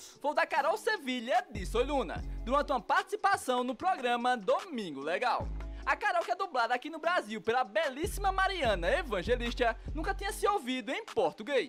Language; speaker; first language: Portuguese; native; Portuguese